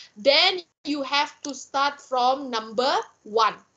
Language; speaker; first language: English; non-native, local second language; Malay